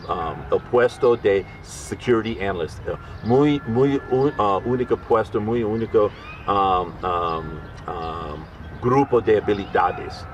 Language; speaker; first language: Spanish; non-native, learner; English